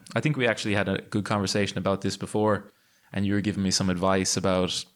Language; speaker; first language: English; native; English